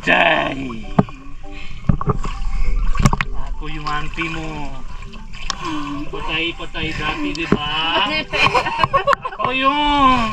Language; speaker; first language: Filipino; non-native, learner; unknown